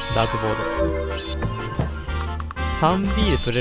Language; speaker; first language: Japanese; native; Japanese